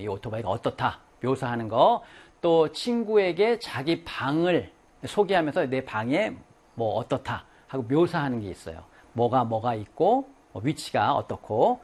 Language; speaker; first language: Korean; native; Korean